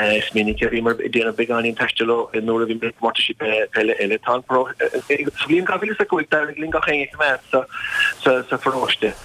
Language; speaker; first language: Irish; non-native, local second language; English